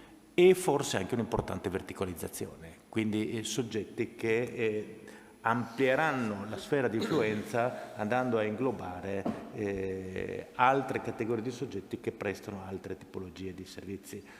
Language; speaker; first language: Italian; native; Italian